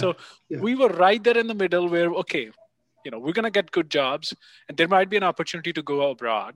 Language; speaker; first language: English; non-native, local second language; Punjabi